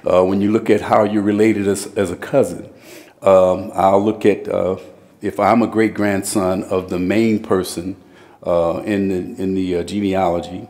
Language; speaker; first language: English; native; English